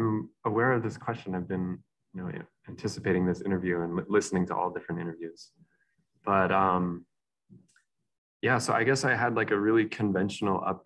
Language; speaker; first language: English; native; English